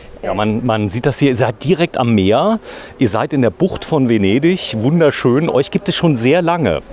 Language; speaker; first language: German; native; German